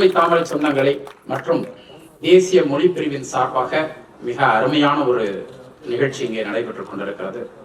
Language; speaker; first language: Tamil; non-native, local second language; Telugu